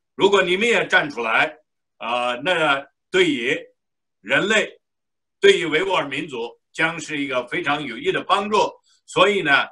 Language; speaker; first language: Chinese; non-native, local second language; Uyghur